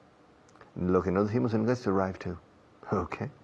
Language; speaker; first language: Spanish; non-native, fluent; English